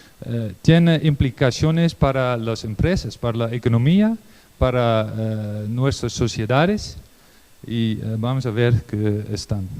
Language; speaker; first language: Spanish; non-native, learner; Dutch